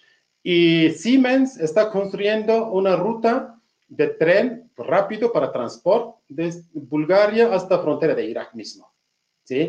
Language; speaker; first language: Spanish; non-native, fluent; Kurdish